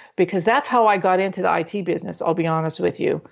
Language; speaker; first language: English; native; English